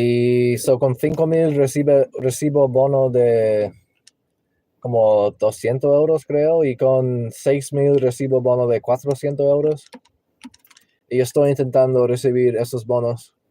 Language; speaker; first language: Spanish; non-native, learner; English